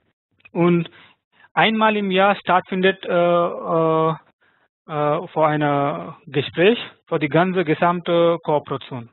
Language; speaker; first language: German; non-native, fluent; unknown